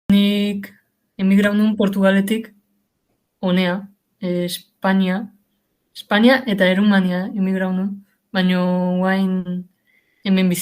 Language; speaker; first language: Basque; early bilingual, other home language; Portuguese